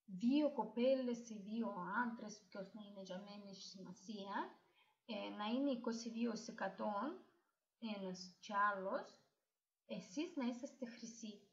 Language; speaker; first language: Greek; non-native, learner; Russian